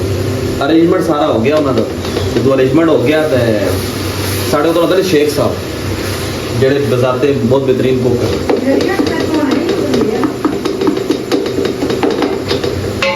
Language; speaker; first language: Urdu; native; Urdu